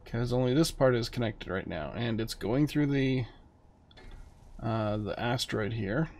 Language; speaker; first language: English; native; English